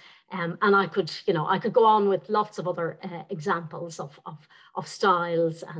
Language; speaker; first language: English; non-native, local second language; Irish